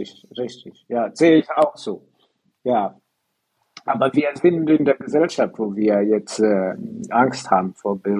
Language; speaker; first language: German; non-native, fluent; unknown